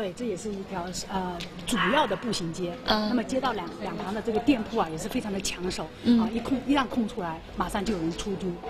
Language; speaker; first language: Chinese; native; Chinese